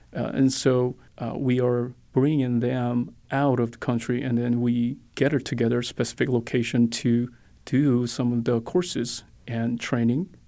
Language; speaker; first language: English; non-native, fluent; Korean